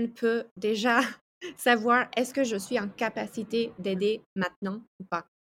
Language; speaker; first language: French; non-native, fluent; English